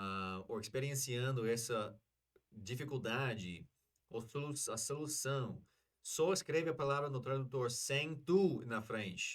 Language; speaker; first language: Portuguese; non-native, learner; English